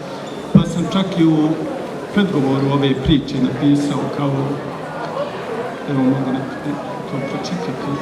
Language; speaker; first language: Bosnian; native; Bosnian